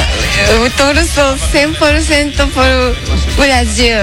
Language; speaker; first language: Portuguese; non-native, learner; Japanese